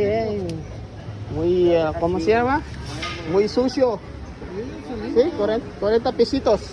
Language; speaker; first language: Spanish; non-native, learner; Filipino